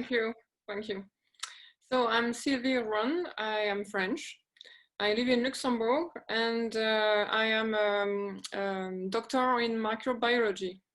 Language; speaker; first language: English; non-native, fluent; French